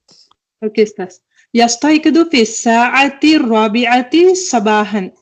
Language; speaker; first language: Arabic; non-native, learner; Tamil